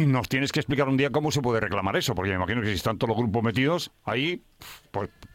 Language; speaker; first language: Spanish; native; Spanish